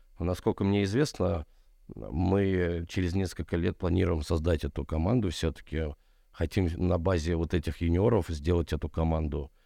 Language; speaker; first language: Russian; native; Russian